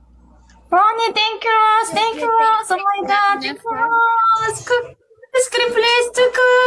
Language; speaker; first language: English; non-native, learner; Korean